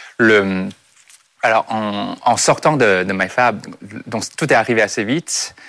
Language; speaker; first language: French; non-native, fluent; Chinese